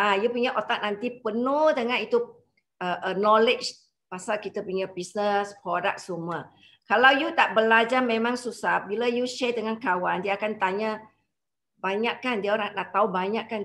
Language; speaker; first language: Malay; non-native, local second language; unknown